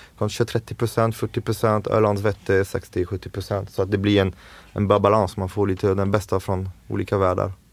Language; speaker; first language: Swedish; non-native, fluent; French